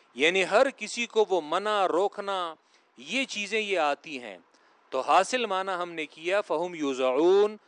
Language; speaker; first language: Urdu; non-native, local second language; Pashto